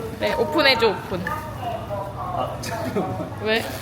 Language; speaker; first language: Korean; native; Korean